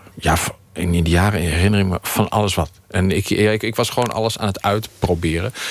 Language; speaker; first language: Dutch; native; Dutch